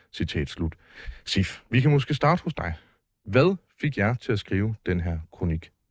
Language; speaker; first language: Danish; native; Danish